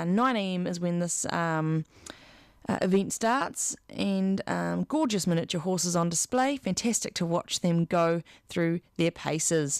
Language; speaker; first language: English; native; English